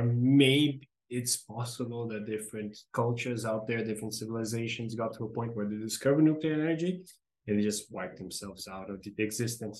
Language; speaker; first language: English; non-native, fluent; Portuguese